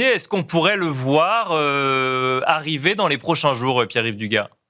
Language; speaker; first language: French; native; French